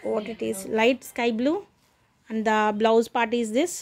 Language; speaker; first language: English; non-native, local second language; Telugu